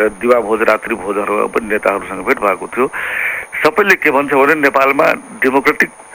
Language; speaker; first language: Nepali; non-native, local second language; Maithili